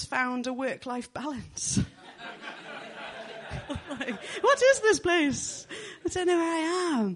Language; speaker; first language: English; native; English